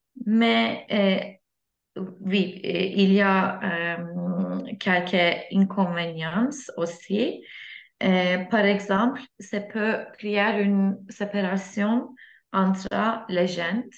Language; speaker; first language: French; non-native, learner; Turkish